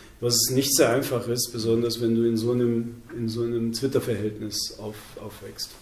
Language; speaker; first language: German; early bilingual, other home language; Turkish